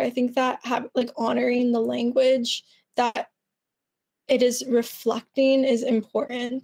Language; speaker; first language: English; early bilingual, other home language; Spanish